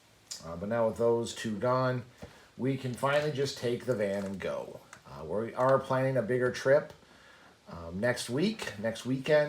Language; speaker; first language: English; native; English